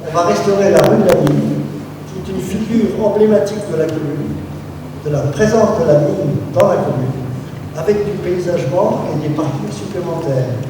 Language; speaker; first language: French; native; French